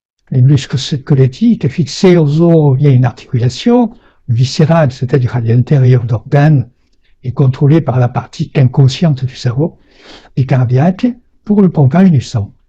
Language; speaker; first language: French; native; French